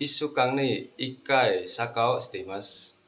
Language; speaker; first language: Japanese; non-native, learner; Indonesian